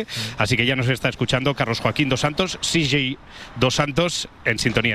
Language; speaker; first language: Spanish; native; Spanish